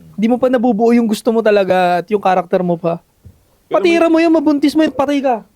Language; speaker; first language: Filipino; native; Filipino